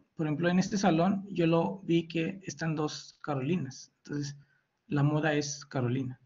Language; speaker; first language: Spanish; non-native, fluent; Hindi